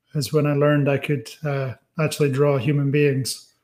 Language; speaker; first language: English; native; English